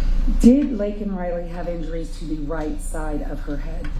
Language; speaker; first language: English; native; English